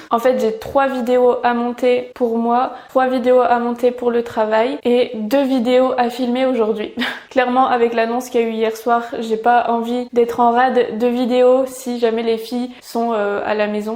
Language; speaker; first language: French; native; French